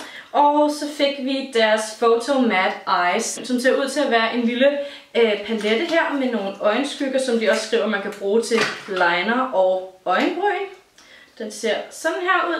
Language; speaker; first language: Danish; native; Danish